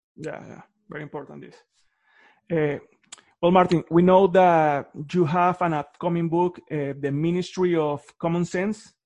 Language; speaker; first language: English; non-native, fluent; Spanish